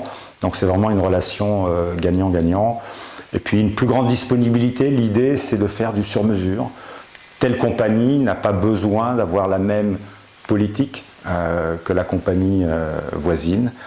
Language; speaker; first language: French; native; French